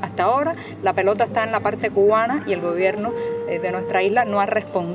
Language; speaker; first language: Spanish; native; Spanish